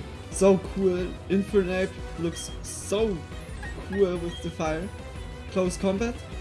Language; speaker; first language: English; non-native, fluent; Swiss German